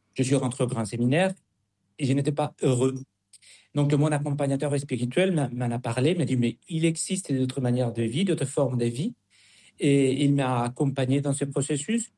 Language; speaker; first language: French; non-native, fluent; Spanish